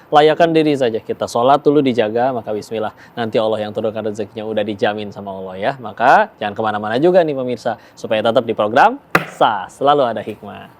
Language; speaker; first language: Indonesian; native; Indonesian